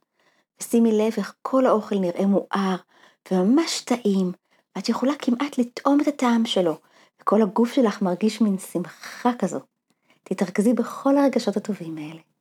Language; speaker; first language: Hebrew; native; Hebrew